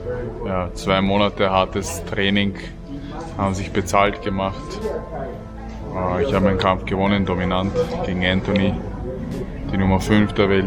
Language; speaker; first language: German; early bilingual, other home language; Serbian